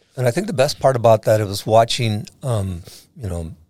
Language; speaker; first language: English; native; English